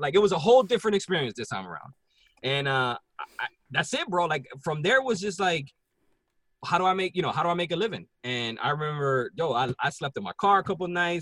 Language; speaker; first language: English; non-native, local second language; Spanish